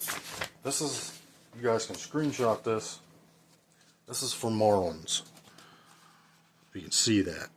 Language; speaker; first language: English; native; English